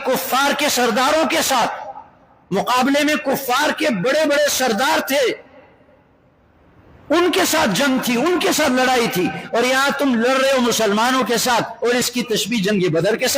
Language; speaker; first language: Urdu; non-native, local second language; Northern Hindko